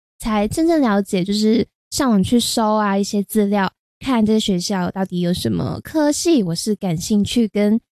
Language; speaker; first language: Chinese; non-native, local second language; Cantonese